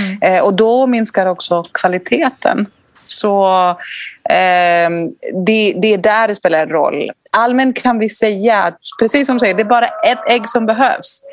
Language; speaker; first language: Swedish; non-native, fluent; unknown